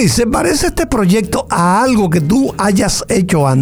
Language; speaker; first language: Spanish; native; Spanish